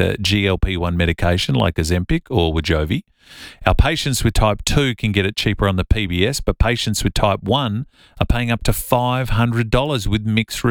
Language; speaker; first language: English; native; English